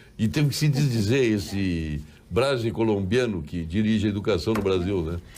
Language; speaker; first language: Portuguese; native; Portuguese